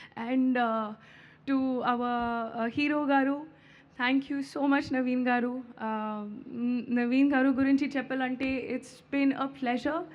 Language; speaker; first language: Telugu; non-native, learner; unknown